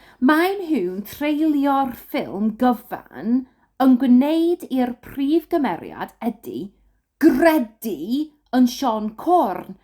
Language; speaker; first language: Welsh; non-native, learner; English